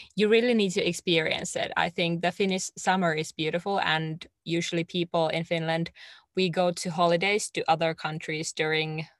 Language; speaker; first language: English; non-native, fluent; Finnish